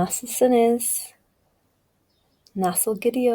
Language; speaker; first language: Turkish; non-native, learner; English